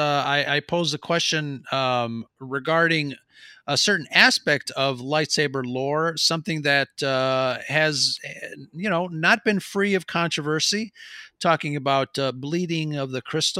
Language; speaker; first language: English; non-native, fluent; Spanish